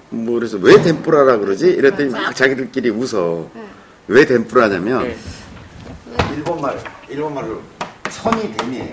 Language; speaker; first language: Korean; native; Korean